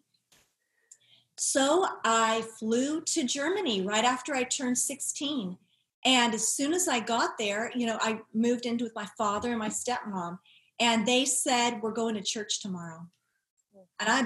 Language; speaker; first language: English; native; English